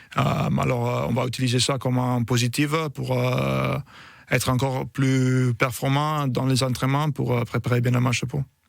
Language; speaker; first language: French; non-native, fluent; Italian